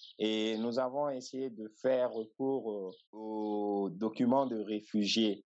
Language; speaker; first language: French; non-native, local second language; Bambara